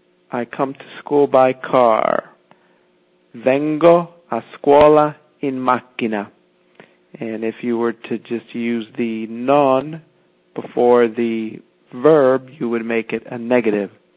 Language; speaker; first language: English; native; English